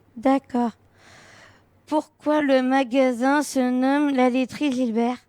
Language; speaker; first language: French; non-native, learner; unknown